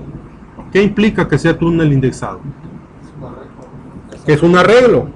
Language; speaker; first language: Spanish; native; Spanish